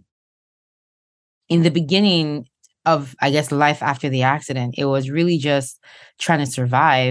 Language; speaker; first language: English; non-native, local second language; Igbo